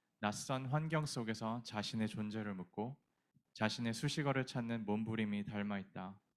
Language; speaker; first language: Korean; native; Korean